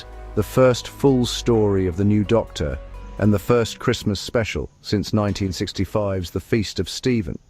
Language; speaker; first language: English; native; English